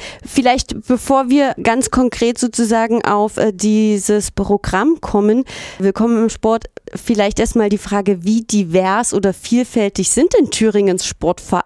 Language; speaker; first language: German; native; German